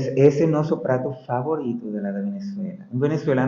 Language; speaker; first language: Portuguese; non-native, fluent; Spanish